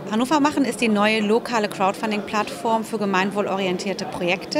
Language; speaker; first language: German; native; German